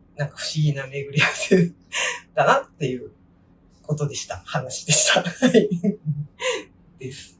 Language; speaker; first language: Japanese; native; Japanese